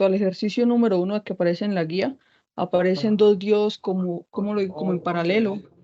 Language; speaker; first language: Spanish; native; Spanish